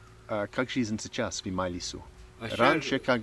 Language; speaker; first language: Russian; non-native, learner; English